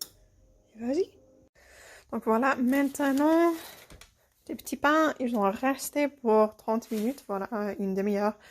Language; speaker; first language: French; non-native, fluent; English